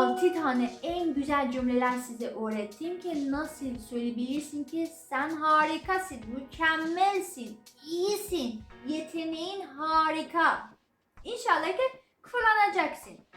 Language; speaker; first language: Turkish; non-native, fluent; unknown